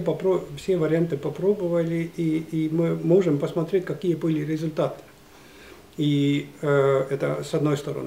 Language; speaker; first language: Russian; non-native, fluent; Estonian